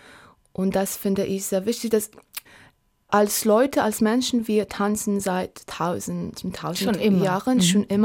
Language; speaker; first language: German; non-native, learner; Polish